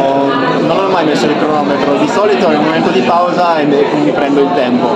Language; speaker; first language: Italian; non-native, fluent; French